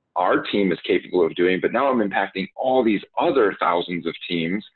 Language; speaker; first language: English; native; English